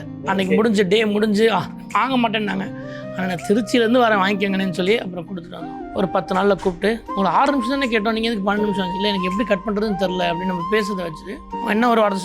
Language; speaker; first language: Tamil; native; Tamil